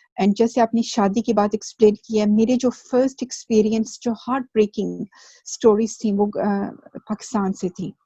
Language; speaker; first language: Urdu; early bilingual, heritage; Urdu